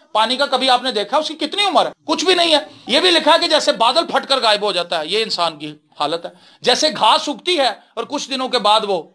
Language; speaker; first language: Urdu; non-native, local second language; Punjabi